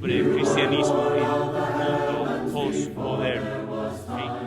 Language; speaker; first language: Spanish; non-native, fluent; English